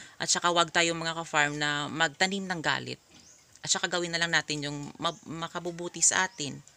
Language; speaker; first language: Filipino; non-native, local second language; Hiligaynon